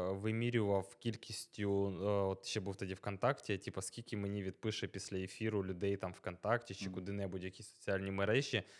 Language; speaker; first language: Ukrainian; native; Ukrainian